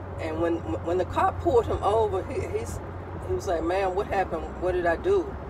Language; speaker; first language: English; native; English